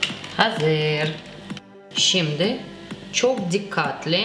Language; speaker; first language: Turkish; non-native, learner; Russian